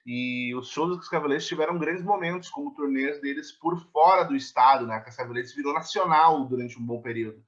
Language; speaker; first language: Portuguese; native; Portuguese